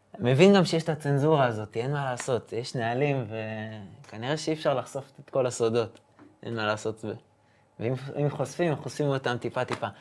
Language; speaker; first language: Hebrew; native; Hebrew